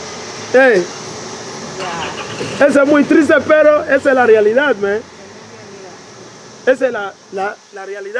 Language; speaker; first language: Spanish; non-native, learner; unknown